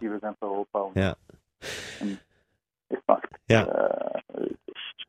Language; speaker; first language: German; non-native, learner; Turkish